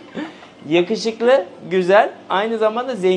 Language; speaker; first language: Turkish; native; Turkish